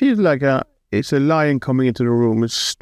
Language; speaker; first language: English; non-native, fluent; Norwegian